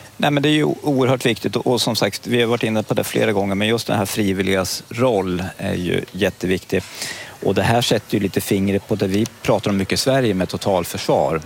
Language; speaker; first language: Swedish; native; Swedish